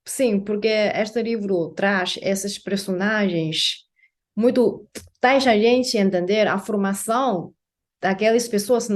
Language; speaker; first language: Portuguese; non-native, fluent; Chinese